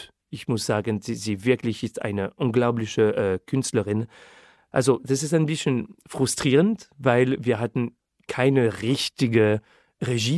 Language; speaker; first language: German; non-native, fluent; French